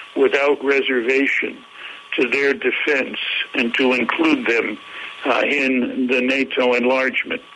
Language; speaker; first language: English; native; English